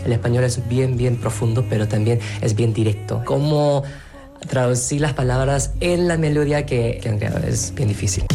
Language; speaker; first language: Spanish; non-native, fluent; Korean